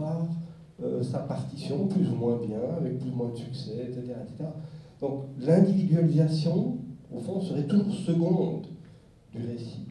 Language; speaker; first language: French; native; French